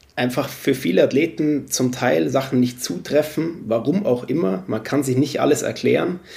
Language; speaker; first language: German; native; German